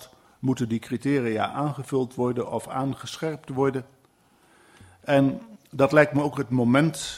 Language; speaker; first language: Dutch; native; Dutch